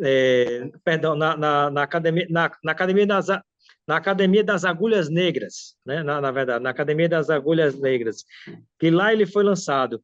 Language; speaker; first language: Portuguese; native; Portuguese